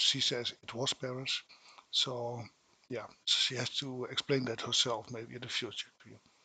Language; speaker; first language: English; non-native, fluent; Dutch